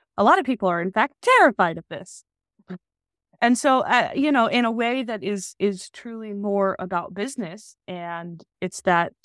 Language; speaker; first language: English; native; English